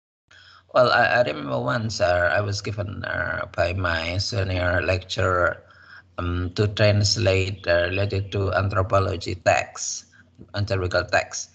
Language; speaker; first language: English; non-native, fluent; Indonesian